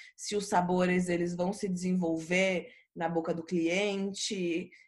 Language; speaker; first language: Portuguese; native; Portuguese